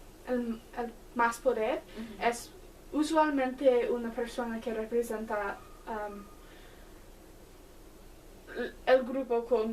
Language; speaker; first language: Spanish; non-native, learner; English